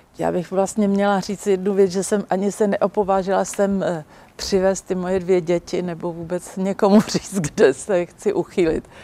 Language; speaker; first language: Czech; native; Czech